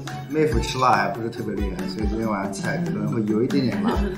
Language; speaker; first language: Chinese; native; Chinese